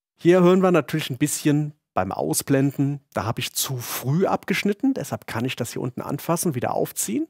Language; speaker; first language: German; native; German